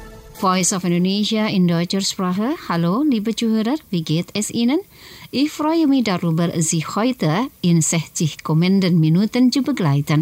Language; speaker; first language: German; non-native, fluent; Indonesian